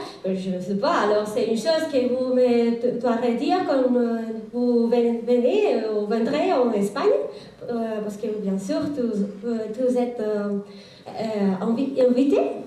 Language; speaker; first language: French; non-native, fluent; Spanish